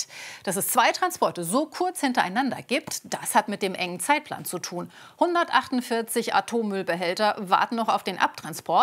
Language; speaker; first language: German; native; German